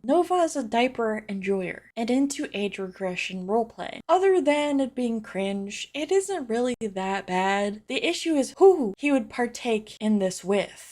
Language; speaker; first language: English; native; English